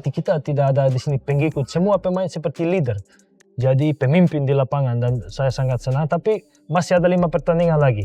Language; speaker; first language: Indonesian; non-native, fluent; Serbian